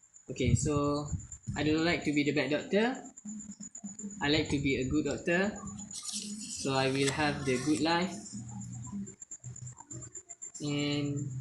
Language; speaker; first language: English; non-native, learner; Malay